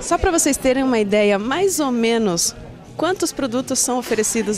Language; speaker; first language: Portuguese; native; Portuguese